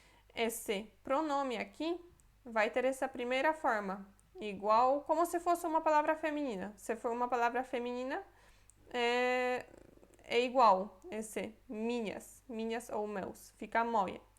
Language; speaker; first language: Portuguese; non-native, fluent; Polish